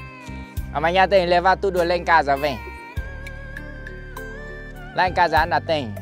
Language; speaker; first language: Portuguese; non-native, learner; Vietnamese